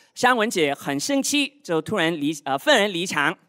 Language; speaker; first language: Chinese; non-native, fluent; Cantonese